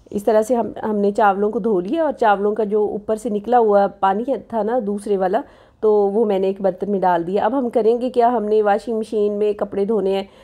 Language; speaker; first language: Urdu; native; Urdu